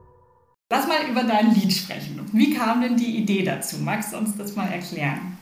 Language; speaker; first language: German; native; German